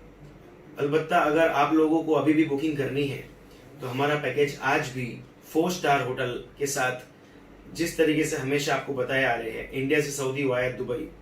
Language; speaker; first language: Hindi; native; Hindi